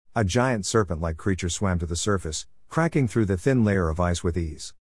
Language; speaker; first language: English; native; English